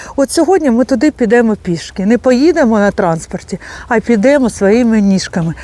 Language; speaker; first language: Ukrainian; native; Ukrainian